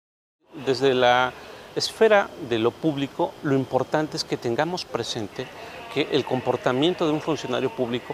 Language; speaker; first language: Spanish; native; Spanish